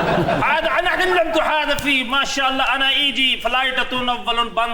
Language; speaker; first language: Arabic; non-native, learner; Punjabi